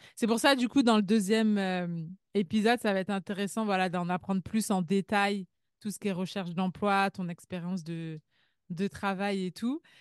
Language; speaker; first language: French; native; French